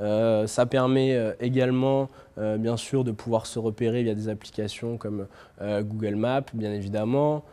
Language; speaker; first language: French; native; French